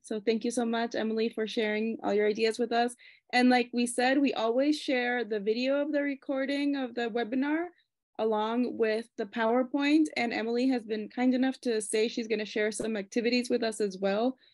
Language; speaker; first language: English; early bilingual, other home language; Spanish